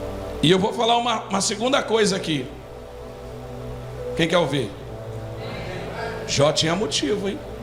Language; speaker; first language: Portuguese; native; Portuguese